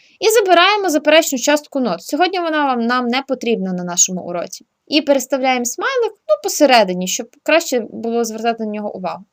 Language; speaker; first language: Ukrainian; native; Ukrainian